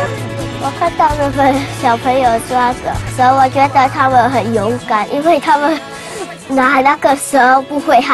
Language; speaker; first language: Chinese; early bilingual, other home language; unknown